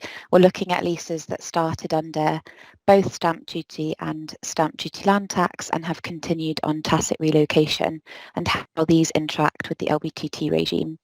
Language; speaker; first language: English; native; English